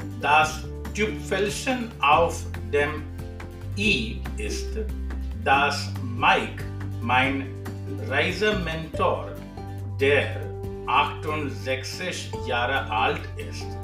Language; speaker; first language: German; non-native, fluent; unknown